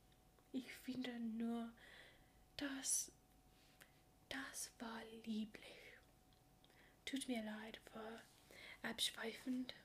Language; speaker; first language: German; non-native, learner; English